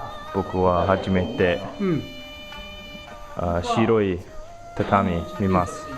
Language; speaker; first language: Japanese; non-native, learner; English